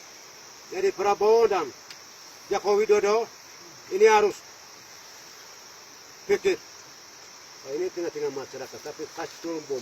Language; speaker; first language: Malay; non-native, local second language; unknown